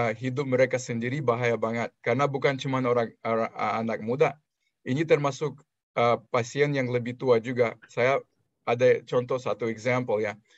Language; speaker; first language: Indonesian; non-native, fluent; Russian